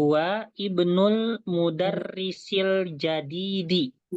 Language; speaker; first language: Arabic; non-native, fluent; Indonesian